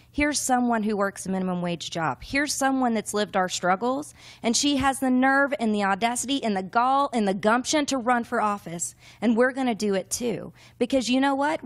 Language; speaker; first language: English; native; English